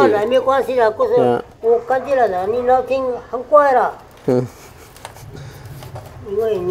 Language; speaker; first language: Chinese; non-native, local second language; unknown